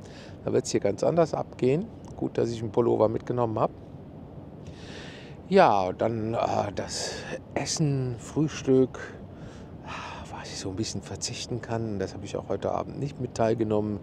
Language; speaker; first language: German; native; German